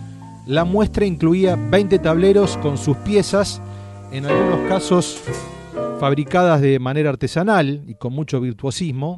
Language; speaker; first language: Spanish; native; Spanish